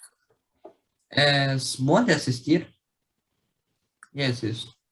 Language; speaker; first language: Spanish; non-native, learner; Portuguese